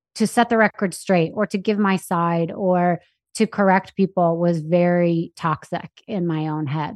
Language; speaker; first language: English; native; English